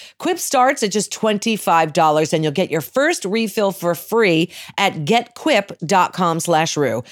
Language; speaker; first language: English; native; English